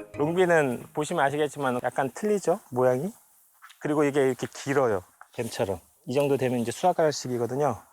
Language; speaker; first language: Korean; native; Korean